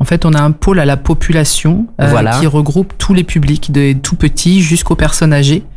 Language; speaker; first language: French; native; French